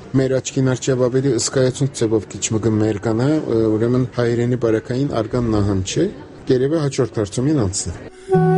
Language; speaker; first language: Armenian; native; Armenian